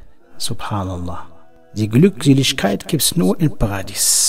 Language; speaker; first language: German; non-native, fluent; Arabic